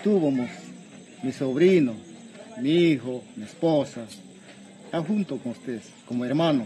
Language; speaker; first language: Spanish; non-native, local second language; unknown